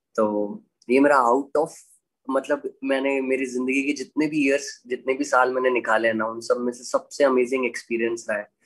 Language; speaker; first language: Hindi; native; Hindi